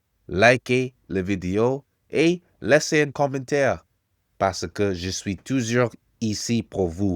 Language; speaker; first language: French; non-native, fluent; English